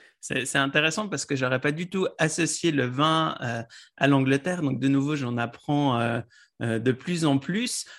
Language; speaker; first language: French; native; French